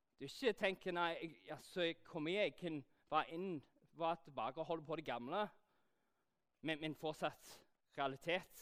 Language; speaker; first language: Norwegian; non-native, fluent; English